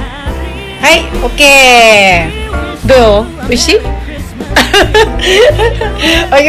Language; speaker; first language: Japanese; non-native, fluent; Filipino